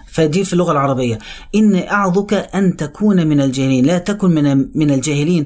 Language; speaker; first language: Arabic; native; Arabic